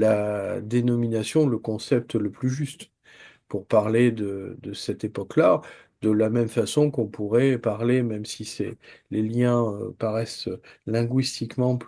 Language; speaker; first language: French; native; French